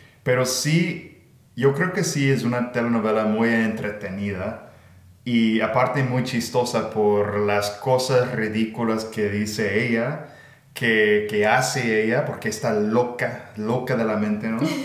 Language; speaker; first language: Spanish; non-native, fluent; English